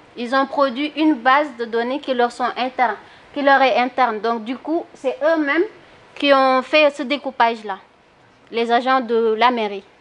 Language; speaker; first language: French; non-native, local second language; Wolof